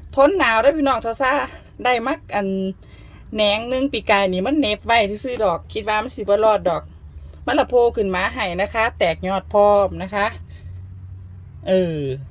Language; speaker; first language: Thai; native; Thai